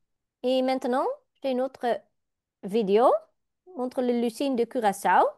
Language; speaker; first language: French; non-native, learner; Dutch